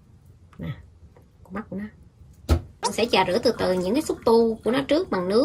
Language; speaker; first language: Vietnamese; native; Vietnamese